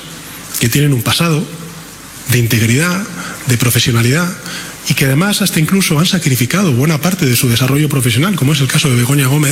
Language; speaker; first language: Spanish; native; Spanish